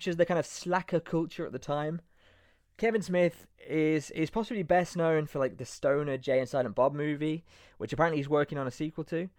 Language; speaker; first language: English; native; English